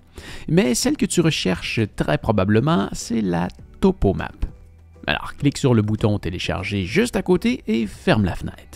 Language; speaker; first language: French; native; French